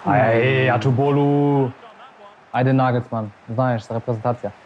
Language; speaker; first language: Macedonian; early bilingual, heritage; German